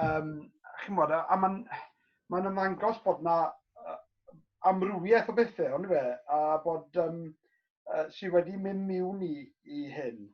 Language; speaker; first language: Welsh; native; Welsh